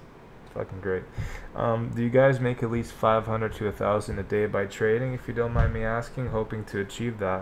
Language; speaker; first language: English; native; English